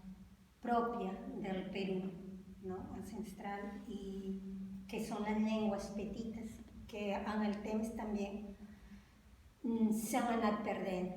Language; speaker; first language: Catalan; non-native, fluent; Spanish